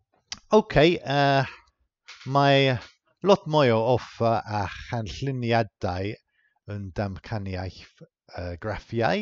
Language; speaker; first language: Welsh; non-native, fluent; English